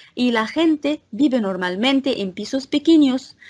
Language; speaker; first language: Spanish; non-native, fluent; Arabic